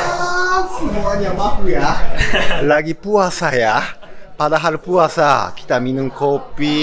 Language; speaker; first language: Indonesian; non-native, fluent; Japanese